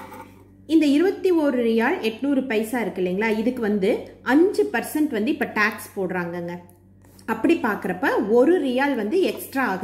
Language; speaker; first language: Tamil; native; Tamil